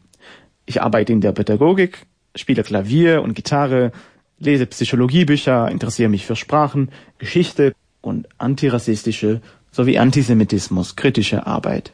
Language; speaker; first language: German; non-native, fluent; Hebrew